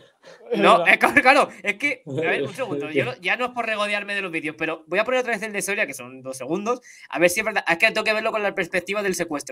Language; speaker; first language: Spanish; native; Spanish